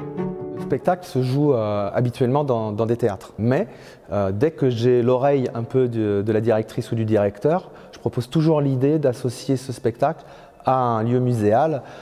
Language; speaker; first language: French; native; French